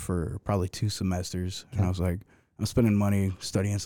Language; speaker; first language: English; native; English